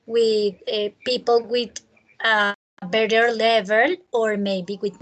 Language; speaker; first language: English; non-native, fluent; Spanish